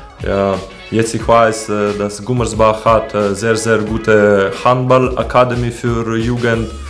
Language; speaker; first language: German; non-native, learner; Russian